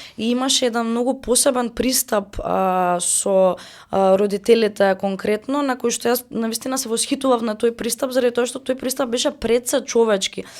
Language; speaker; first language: Macedonian; native; Macedonian